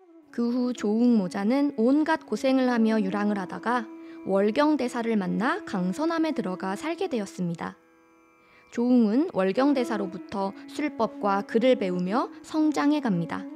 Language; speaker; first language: Korean; native; Korean